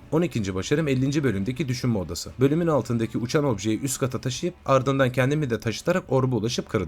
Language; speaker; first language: Turkish; native; Turkish